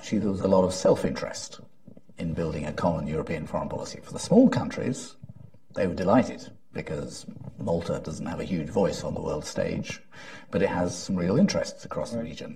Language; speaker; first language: English; native; English